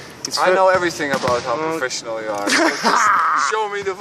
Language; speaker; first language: English; non-native, fluent; Dutch